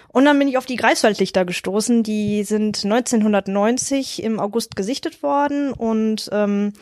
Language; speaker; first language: German; native; German